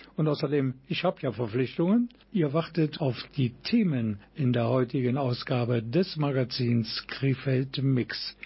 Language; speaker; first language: German; native; German